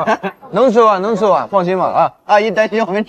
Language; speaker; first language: Chinese; native; Chinese